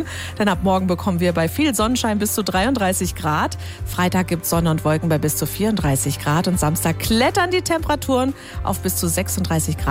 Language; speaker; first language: German; native; German